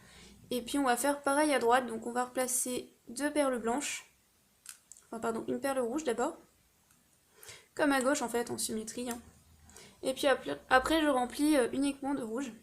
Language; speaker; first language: French; native; French